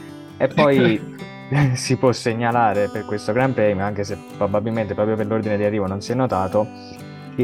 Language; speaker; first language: Italian; native; Italian